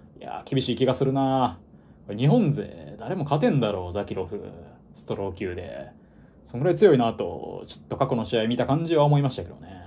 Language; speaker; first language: Japanese; native; Japanese